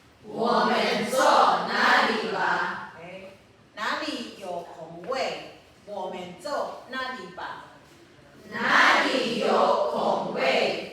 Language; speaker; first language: Chinese; non-native, fluent; Filipino